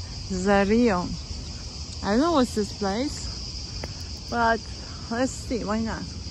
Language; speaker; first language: English; non-native, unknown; Turkish